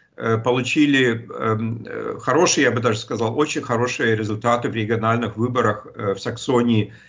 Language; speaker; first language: Russian; non-native, fluent; German